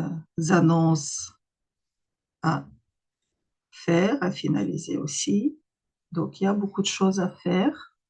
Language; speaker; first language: French; non-native, fluent; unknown